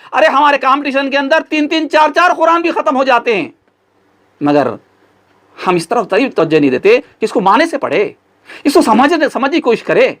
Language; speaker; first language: Urdu; native; Urdu